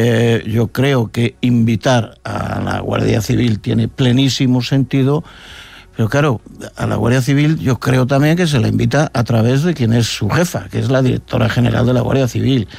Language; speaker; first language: Spanish; native; Spanish